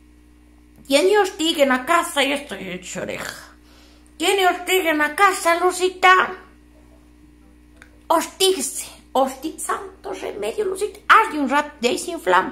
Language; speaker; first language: Spanish; native; Spanish